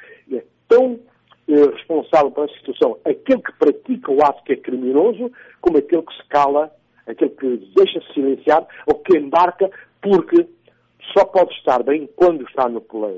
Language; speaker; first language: Portuguese; non-native, local second language; Upper Guinea Crioulo